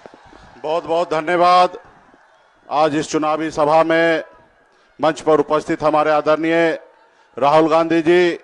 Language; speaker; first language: Hindi; native; Hindi